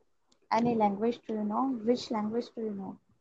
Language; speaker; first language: English; non-native, learner; Gujarati